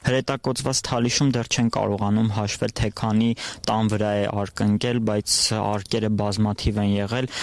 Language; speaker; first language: Armenian; native; Armenian